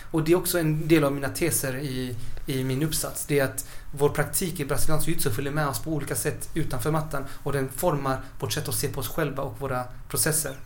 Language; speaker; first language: Swedish; early bilingual, other home language; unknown